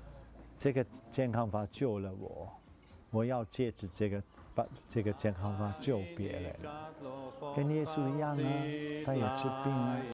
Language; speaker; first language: Chinese; non-native, fluent; German